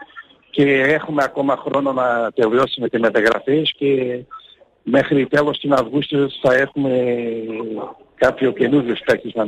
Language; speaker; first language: Greek; non-native, learner; Portuguese